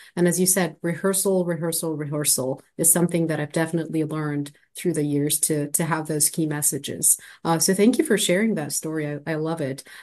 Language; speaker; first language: English; non-native, fluent; Arabic